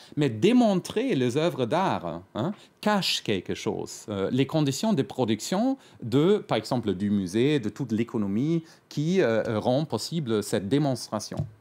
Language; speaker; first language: French; non-native, fluent; German